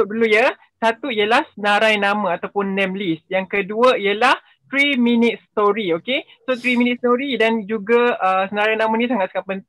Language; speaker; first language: Malay; native; Malay